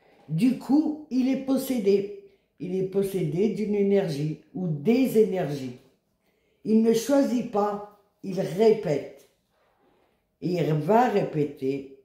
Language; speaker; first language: French; native; French